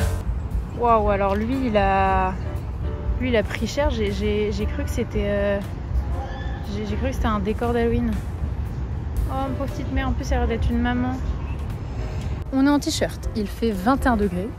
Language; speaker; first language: French; native; French